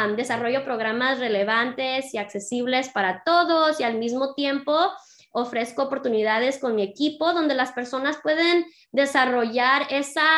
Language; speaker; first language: Spanish; early bilingual, heritage; Spanish